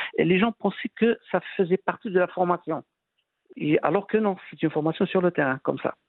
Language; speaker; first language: French; non-native, local second language; Arabic